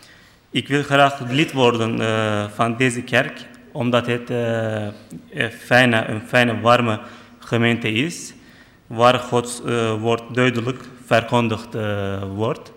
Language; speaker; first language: Dutch; non-native, fluent; Turkish